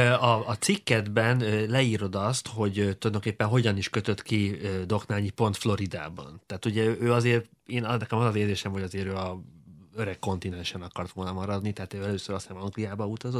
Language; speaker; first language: Hungarian; native; Hungarian